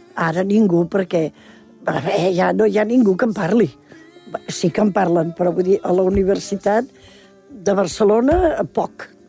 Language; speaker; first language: Catalan; native; Catalan